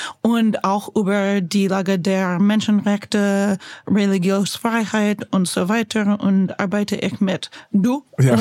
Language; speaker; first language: German; non-native, learner; English